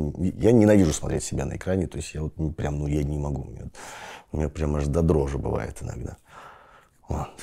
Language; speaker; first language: Russian; native; Russian